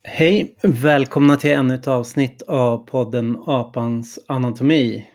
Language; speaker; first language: Swedish; native; Swedish